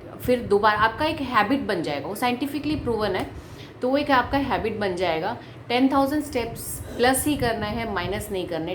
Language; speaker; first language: Hindi; non-native, local second language; Malayalam